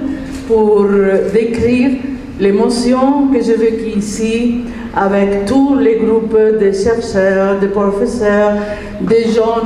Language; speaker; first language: French; non-native, fluent; Spanish